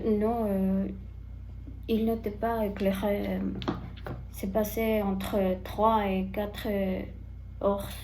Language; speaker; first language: French; non-native, learner; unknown